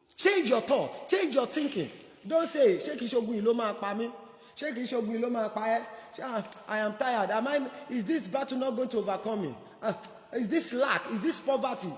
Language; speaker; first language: English; non-native, local second language; Yoruba